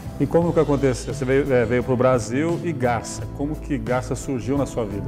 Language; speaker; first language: Portuguese; native; Portuguese